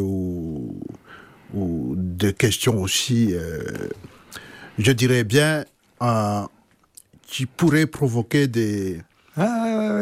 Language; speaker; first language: French; non-native, local second language; Kinyarwanda